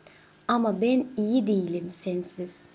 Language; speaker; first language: Turkish; non-native, fluent; Kazakh